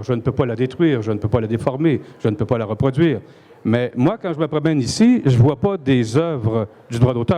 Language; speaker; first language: French; native; French